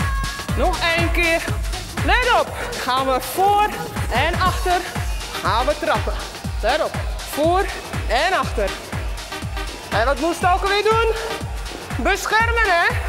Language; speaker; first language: Dutch; native; Dutch